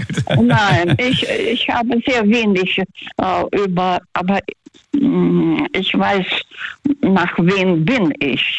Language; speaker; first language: German; early bilingual, other home language; Russian